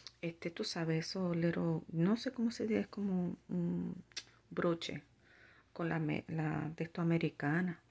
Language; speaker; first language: Spanish; native; Spanish